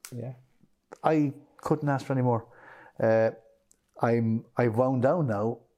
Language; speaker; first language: English; native; English